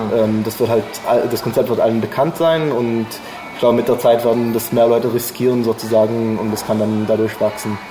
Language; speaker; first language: German; non-native, fluent; English